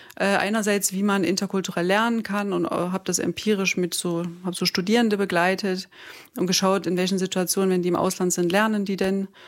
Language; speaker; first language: German; native; German